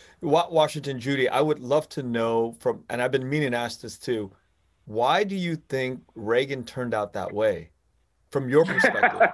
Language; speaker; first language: English; early bilingual, other home language; Vietnamese